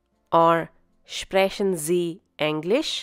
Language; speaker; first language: German; non-native, fluent; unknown